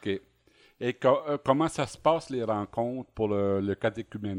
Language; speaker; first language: French; native; French